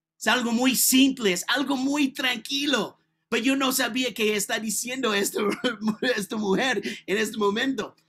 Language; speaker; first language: Spanish; non-native, learner; English